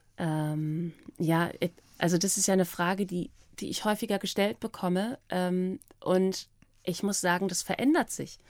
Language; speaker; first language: German; native; German